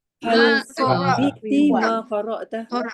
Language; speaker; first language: Arabic; non-native, learner; Malay